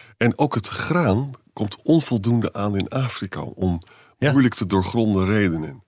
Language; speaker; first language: Dutch; native; Dutch